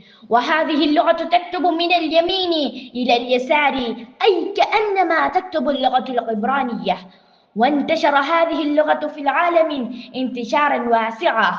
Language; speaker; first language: Arabic; non-native, learner; Malayalam